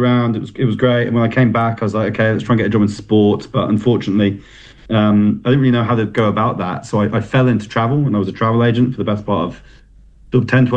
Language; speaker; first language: English; native; English